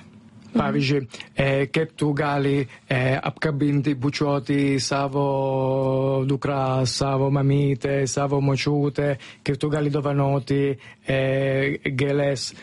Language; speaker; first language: Lithuanian; non-native, learner; Italian